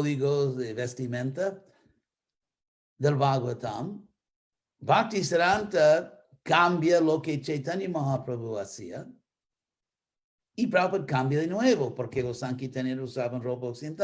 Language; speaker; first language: Spanish; non-native, fluent; English